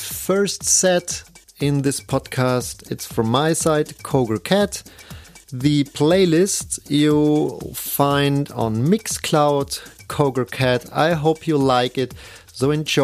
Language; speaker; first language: English; non-native, fluent; German